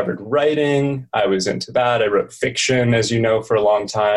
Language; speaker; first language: English; native; English